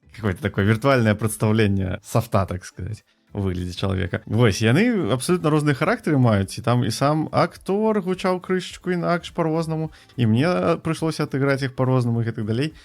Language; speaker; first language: Belarusian; non-native, local second language; Russian